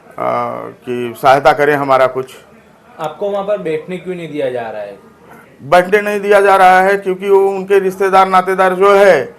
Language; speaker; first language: Hindi; native; Hindi